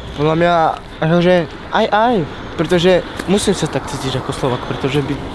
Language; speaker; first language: Slovak; non-native, local second language; Romany